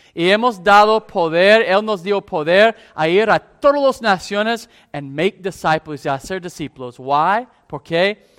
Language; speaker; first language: Spanish; non-native, fluent; English